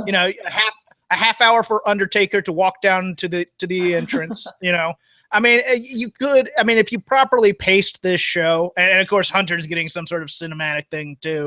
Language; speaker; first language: English; native; English